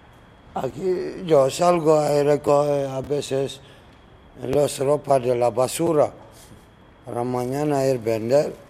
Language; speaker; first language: Spanish; non-native, learner; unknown